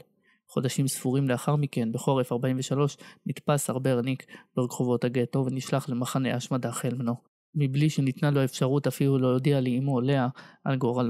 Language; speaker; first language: Hebrew; native; Hebrew